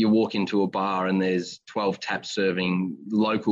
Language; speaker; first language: English; native; English